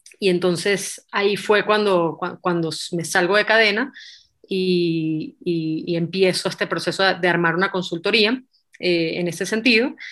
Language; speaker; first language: Spanish; native; Spanish